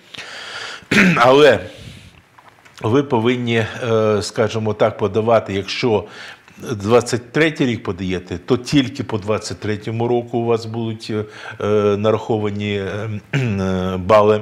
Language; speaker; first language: Ukrainian; native; Ukrainian